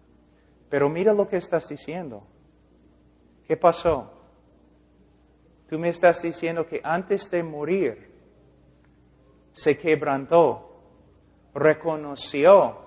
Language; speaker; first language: Spanish; non-native, fluent; English